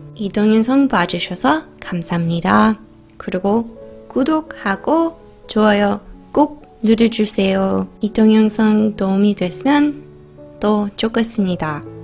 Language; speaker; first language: Korean; non-native, learner; English